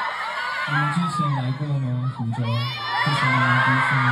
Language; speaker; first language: Chinese; non-native, learner; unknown